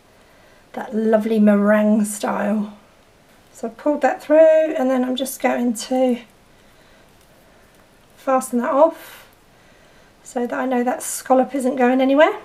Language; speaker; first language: English; native; English